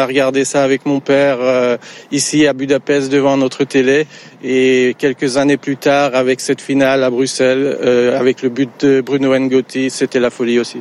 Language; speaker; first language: French; early bilingual, other home language; Hungarian